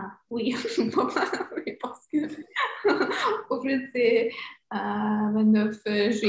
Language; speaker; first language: French; non-native, learner; Ukrainian